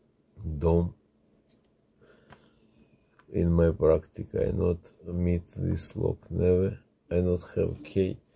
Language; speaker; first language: English; non-native, learner; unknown